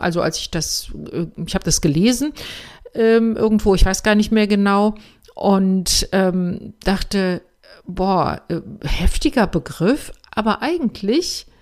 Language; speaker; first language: German; native; German